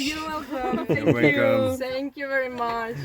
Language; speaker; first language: English; non-native, learner; Ukrainian